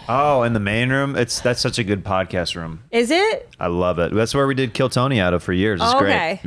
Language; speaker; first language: English; native; English